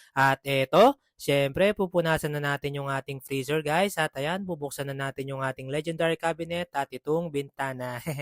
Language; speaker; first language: Filipino; native; Filipino